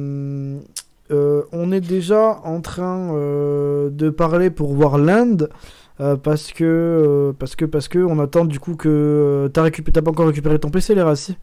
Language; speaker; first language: French; native; French